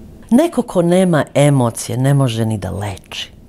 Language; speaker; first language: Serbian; early bilingual, other home language; Croatian